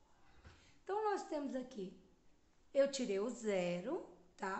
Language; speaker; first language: Portuguese; native; Portuguese